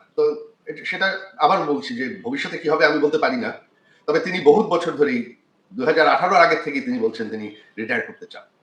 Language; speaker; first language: Bangla; early bilingual, heritage; Bangla